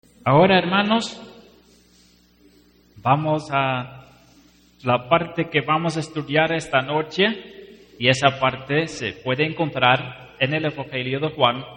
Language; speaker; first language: Spanish; non-native, fluent; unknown